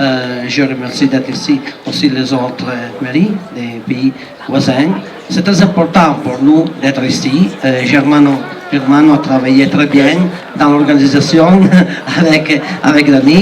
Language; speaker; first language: French; non-native, learner; Italian